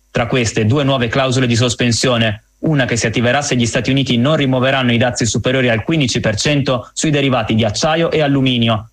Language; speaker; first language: Italian; native; Italian